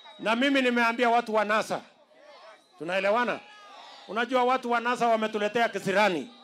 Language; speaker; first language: Swahili; non-native, local second language; Kalenjin